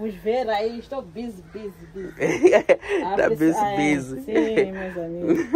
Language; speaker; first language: Portuguese; non-native, local second language; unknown